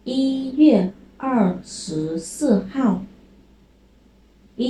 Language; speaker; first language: Chinese; non-native, fluent; Khmer